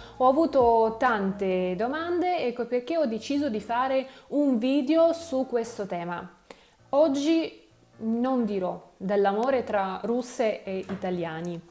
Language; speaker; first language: Italian; non-native, fluent; Russian